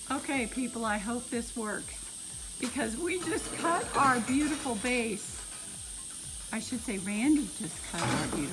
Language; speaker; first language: English; native; English